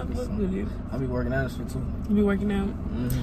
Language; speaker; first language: English; native; English